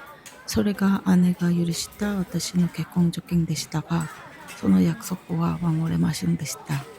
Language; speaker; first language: Japanese; non-native, fluent; Korean